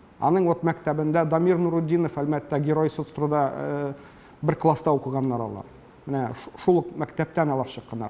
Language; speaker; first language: Tatar; early bilingual, heritage; Tatar